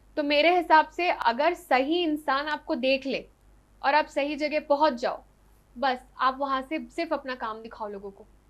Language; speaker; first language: Hindi; non-native, local second language; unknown